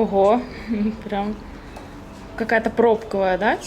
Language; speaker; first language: Russian; native; Russian